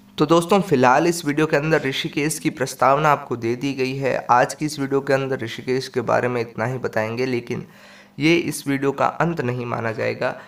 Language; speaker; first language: Hindi; native; Hindi